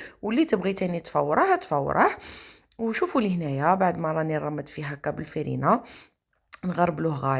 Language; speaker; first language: Arabic; native; Arabic